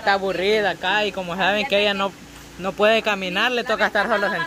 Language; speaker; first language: Spanish; native; Spanish